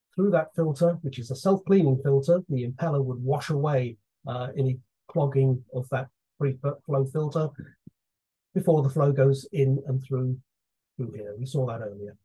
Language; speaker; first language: English; native; English